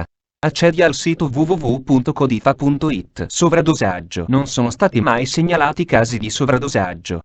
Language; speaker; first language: Italian; native; Italian